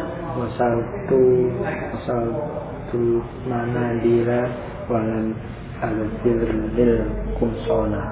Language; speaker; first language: Arabic; non-native, learner; Indonesian